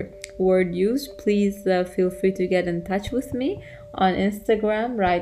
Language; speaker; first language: English; non-native, fluent; Turkish